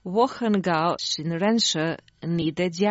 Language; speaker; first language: Chinese; non-native, learner; Croatian